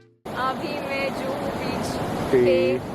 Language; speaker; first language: Hindi; non-native, learner; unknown